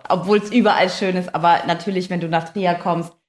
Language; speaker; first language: German; native; German